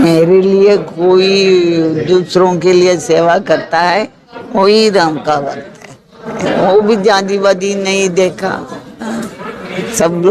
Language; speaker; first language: Hindi; non-native, local second language; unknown